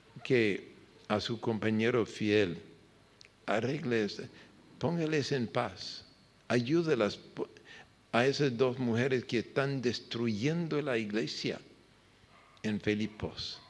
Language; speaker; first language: Spanish; non-native, fluent; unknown